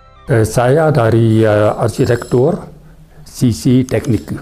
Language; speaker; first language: Indonesian; non-native, fluent; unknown